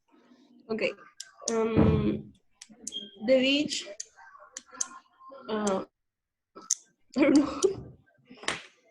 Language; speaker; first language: English; non-native, learner; Spanish